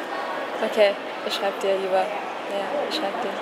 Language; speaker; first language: German; early bilingual, other home language; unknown